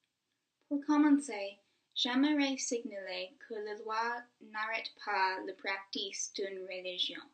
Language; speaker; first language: French; non-native, fluent; English